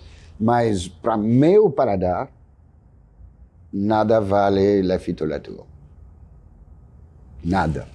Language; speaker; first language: Portuguese; non-native, fluent; French